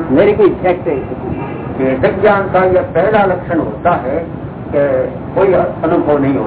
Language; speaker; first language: Hindi; non-native, local second language; Gujarati